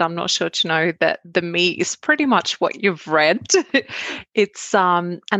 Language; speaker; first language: English; non-native, fluent; Arabic